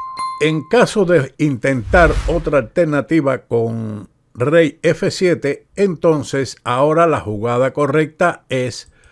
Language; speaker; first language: Spanish; native; Spanish